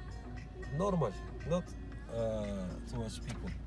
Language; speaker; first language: English; non-native, learner; Turkish